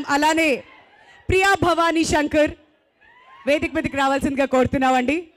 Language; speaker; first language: Telugu; native; Telugu